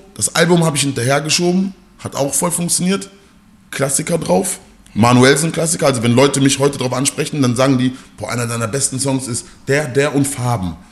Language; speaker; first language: German; native; German